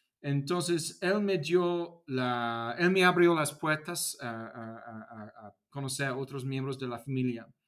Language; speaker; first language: Spanish; non-native, fluent; English